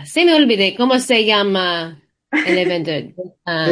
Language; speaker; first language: Spanish; early bilingual, heritage; Spanish